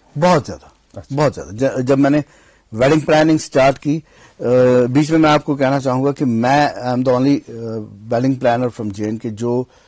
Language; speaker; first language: Hindi; non-native, local second language; Kashmiri